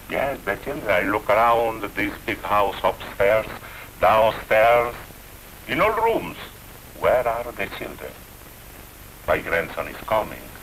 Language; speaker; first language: English; non-native, fluent; Italian